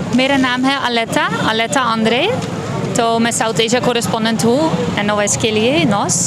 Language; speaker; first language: Hindi; non-native, learner; Dutch